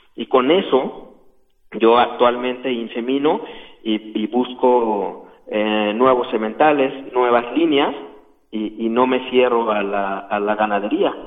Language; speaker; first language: Spanish; native; Spanish